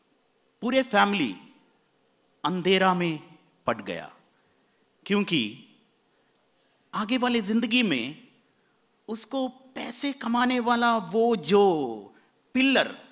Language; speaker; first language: Hindi; non-native, fluent; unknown